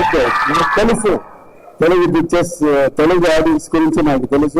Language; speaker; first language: Telugu; non-native, learner; Tamil